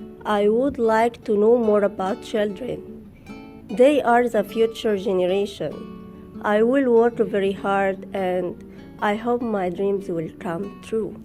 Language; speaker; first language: English; non-native, learner; Arabic